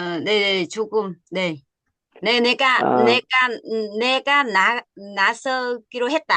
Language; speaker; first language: Korean; non-native, learner; Vietnamese